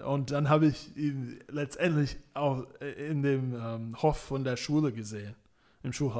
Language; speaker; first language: German; non-native, fluent; English